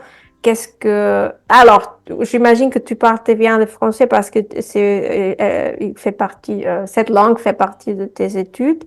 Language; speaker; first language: French; non-native, fluent; Spanish